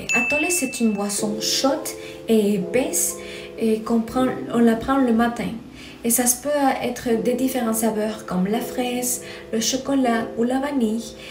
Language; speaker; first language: French; non-native, fluent; Spanish